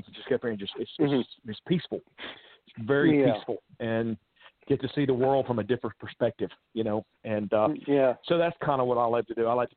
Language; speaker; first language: English; native; English